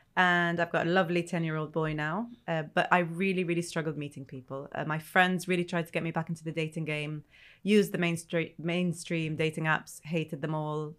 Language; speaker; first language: English; non-native, fluent; Arabic